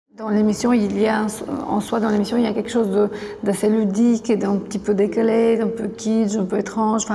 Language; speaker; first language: French; non-native, fluent; Bulgarian